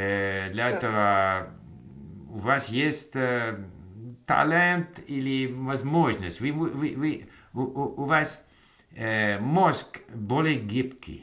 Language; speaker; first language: Russian; non-native, learner; English